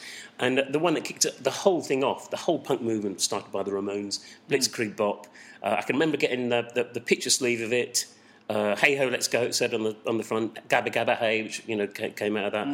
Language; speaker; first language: English; native; English